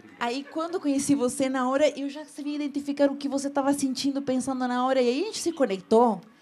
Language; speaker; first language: Portuguese; non-native, fluent; Spanish